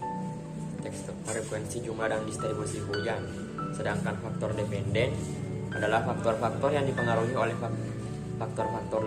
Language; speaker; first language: Indonesian; native; Indonesian